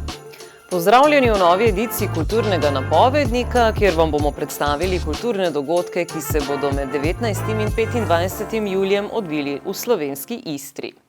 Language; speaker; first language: Slovenian; native; Slovenian